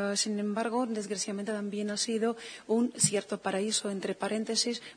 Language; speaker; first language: Spanish; non-native, fluent; Czech